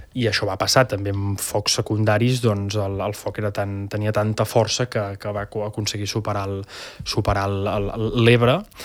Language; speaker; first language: Catalan; native; Catalan